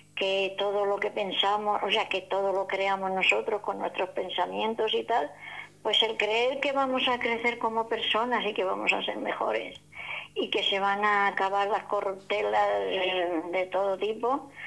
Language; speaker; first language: Spanish; native; Spanish